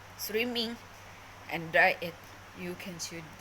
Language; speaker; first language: English; non-native, learner; Thai